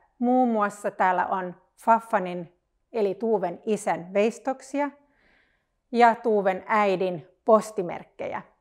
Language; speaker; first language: Finnish; non-native, local second language; Swedish